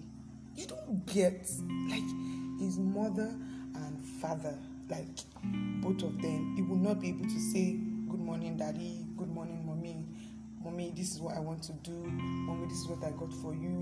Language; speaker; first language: English; non-native, local second language; Yoruba